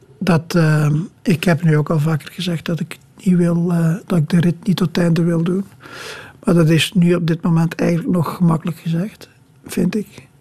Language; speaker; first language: Dutch; native; Dutch